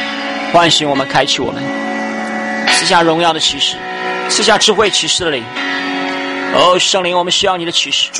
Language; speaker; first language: Chinese; native; Chinese